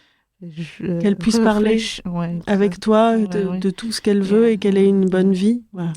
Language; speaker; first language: French; native; French